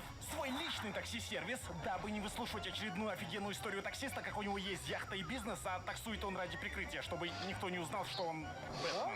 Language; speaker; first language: Russian; native; Russian